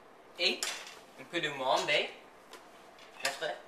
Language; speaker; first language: French; non-native, learner; English